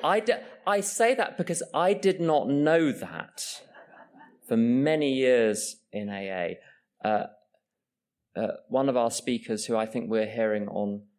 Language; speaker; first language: English; native; English